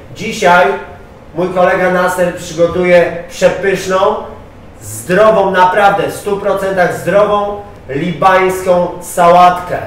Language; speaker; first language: Polish; native; Polish